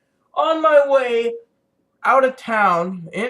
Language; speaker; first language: English; native; English